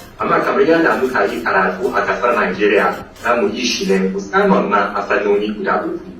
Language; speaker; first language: Hausa; non-native, fluent; Chinese